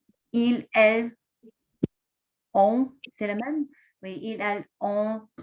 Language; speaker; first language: French; non-native, learner; English